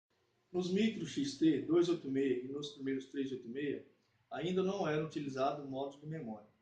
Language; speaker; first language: Portuguese; native; Portuguese